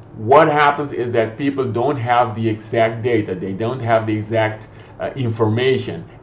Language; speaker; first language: English; non-native, fluent; Papiamento